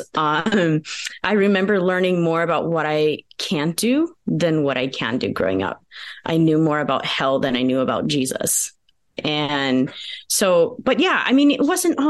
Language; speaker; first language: English; early bilingual, other home language; Pennsylvania German